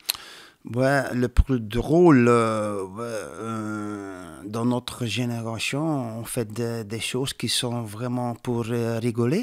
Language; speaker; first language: French; non-native, learner; Dutch